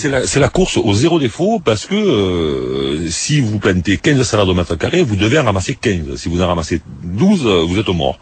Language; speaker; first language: French; native; French